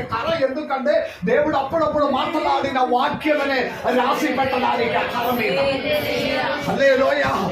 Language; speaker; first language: Telugu; non-native, local second language; Malayalam